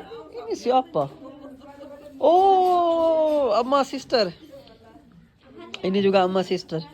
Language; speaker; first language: Indonesian; non-native, learner; Urdu